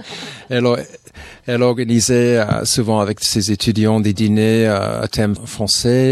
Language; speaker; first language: French; non-native, fluent; English